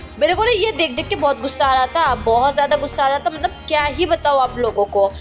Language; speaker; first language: Hindi; non-native, local second language; Bangla